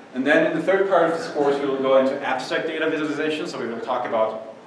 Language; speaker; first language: English; non-native, fluent; German